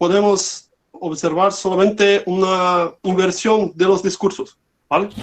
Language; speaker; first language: Spanish; non-native, fluent; Portuguese